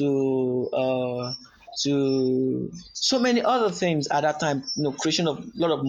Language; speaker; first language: English; non-native, local second language; Yoruba